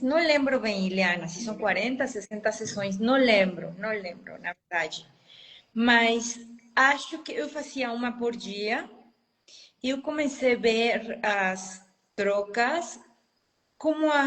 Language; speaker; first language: Portuguese; non-native, fluent; Spanish